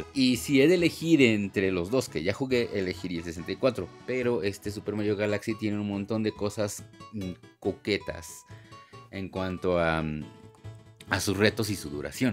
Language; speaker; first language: Spanish; native; Spanish